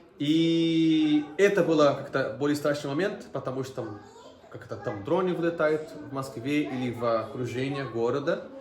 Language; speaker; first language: Russian; non-native, fluent; Portuguese